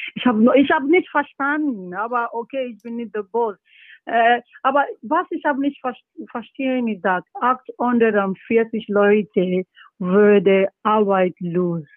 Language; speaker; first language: German; non-native, learner; Yoruba